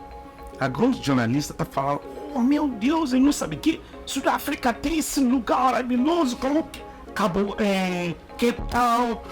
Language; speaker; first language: Portuguese; non-native, learner; Igbo